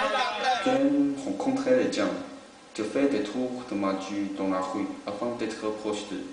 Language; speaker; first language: French; non-native, learner; Chinese